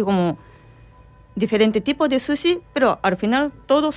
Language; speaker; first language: Spanish; non-native, learner; Japanese